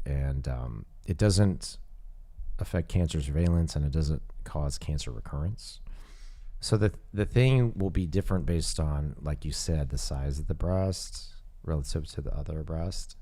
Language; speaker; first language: English; native; English